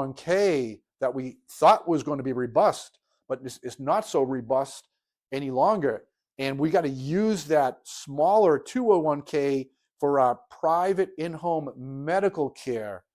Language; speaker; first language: English; native; English